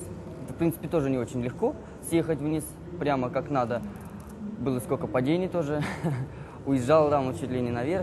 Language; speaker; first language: Russian; native; Russian